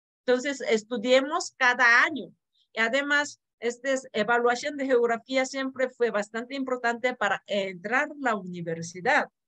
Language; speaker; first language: Spanish; non-native, fluent; Korean